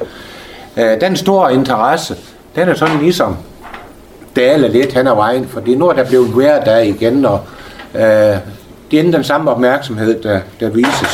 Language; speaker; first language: Danish; native; Danish